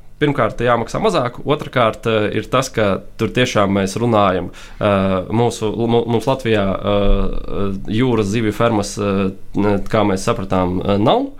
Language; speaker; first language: Latvian; non-native, local second language; Russian